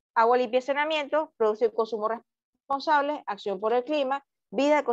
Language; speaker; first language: Spanish; native; Spanish